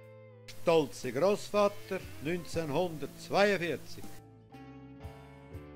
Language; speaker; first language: German; non-native, local second language; Romansh